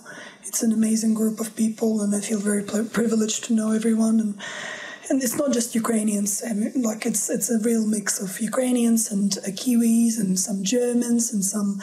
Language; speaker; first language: English; non-native, fluent; Russian